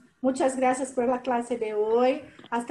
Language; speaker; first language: Spanish; non-native, fluent; Portuguese